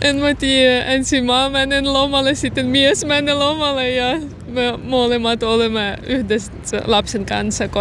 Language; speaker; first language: Finnish; non-native, learner; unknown